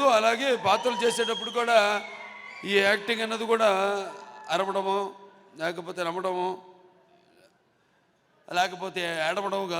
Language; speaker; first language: Telugu; native; Telugu